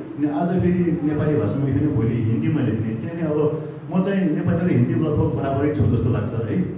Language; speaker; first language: Nepali; non-native, local second language; Gurung